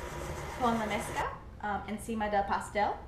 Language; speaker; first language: Spanish; non-native, learner; English